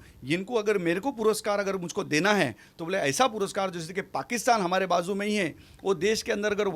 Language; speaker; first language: Hindi; native; Hindi